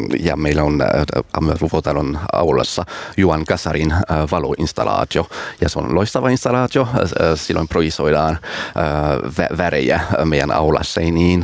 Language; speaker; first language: Finnish; non-native, fluent; French